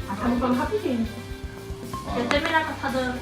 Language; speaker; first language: Portuguese; early bilingual, other home language; Korean